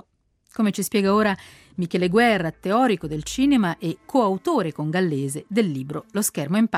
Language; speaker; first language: Italian; native; Italian